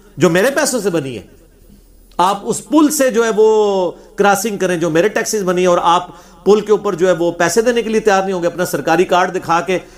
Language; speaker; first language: Urdu; non-native, local second language; Punjabi